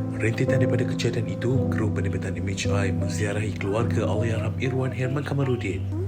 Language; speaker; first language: Malay; native; Malay